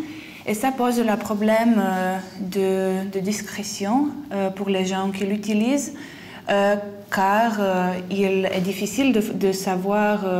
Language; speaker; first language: French; non-native, fluent; Lithuanian